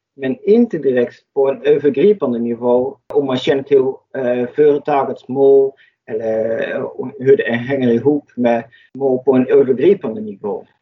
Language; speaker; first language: Swedish; non-native, fluent; Dutch